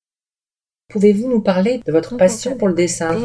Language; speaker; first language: French; native; French